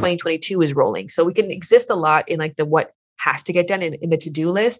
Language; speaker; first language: English; native; English